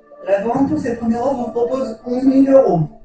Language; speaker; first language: French; native; French